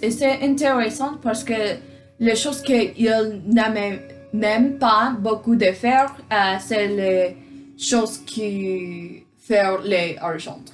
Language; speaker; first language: French; non-native, learner; English